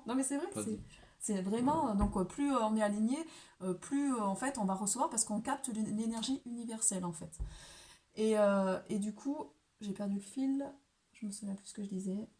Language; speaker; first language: French; native; French